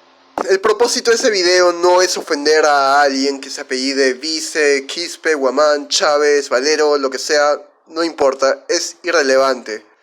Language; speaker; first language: Spanish; native; Spanish